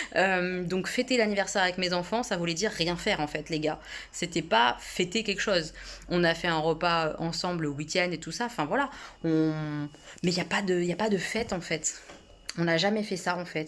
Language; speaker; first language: French; native; French